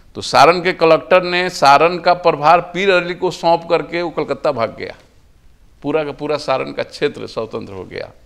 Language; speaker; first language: Hindi; native; Hindi